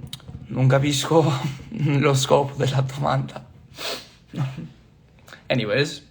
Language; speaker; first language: Italian; non-native, fluent; English